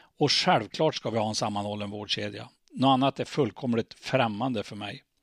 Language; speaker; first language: Swedish; native; Swedish